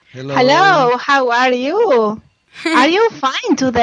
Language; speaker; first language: English; non-native, learner; Spanish